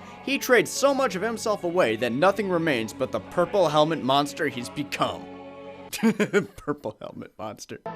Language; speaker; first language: English; native; English